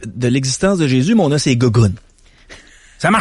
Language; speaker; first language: French; native; French